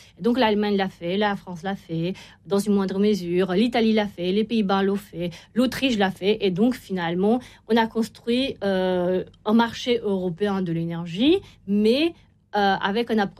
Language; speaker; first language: French; non-native, fluent; Romanian